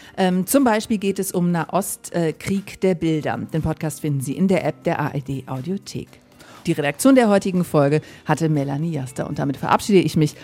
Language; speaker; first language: German; native; German